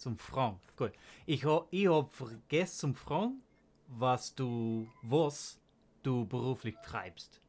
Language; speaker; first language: German; non-native, learner; English